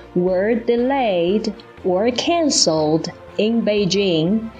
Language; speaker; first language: English; non-native, fluent; Chinese